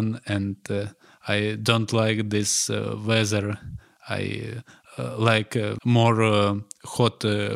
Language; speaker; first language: English; non-native, learner; Ukrainian